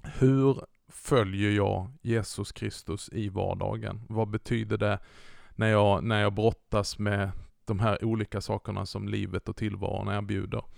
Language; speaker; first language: Swedish; native; Swedish